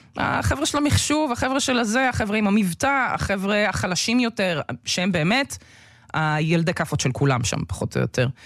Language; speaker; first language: Hebrew; early bilingual, other home language; Russian